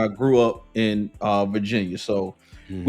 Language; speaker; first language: English; native; English